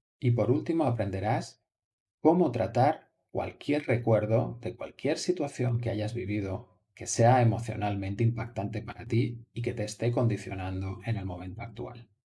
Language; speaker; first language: Spanish; native; Spanish